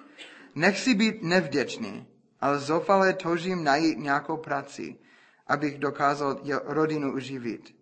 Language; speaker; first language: Czech; non-native, fluent; English